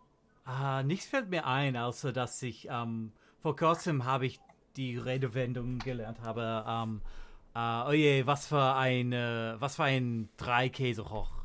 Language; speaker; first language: German; non-native, learner; English